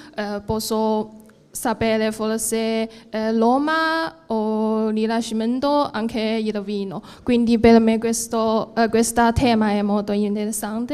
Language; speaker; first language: Italian; non-native, learner; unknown